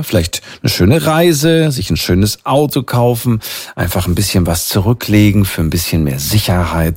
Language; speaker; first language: German; native; German